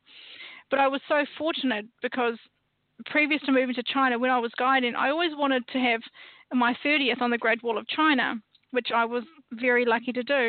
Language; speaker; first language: English; native; English